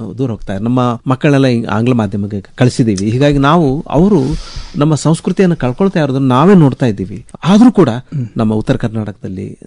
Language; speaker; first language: Kannada; native; Kannada